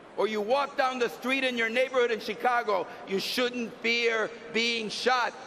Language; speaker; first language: English; early bilingual, other home language; Spanish